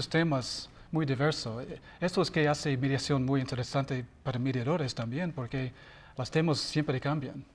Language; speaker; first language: Spanish; non-native, learner; English